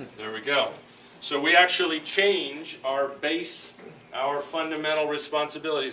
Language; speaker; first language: English; native; English